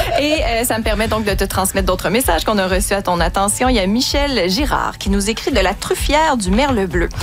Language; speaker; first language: French; native; French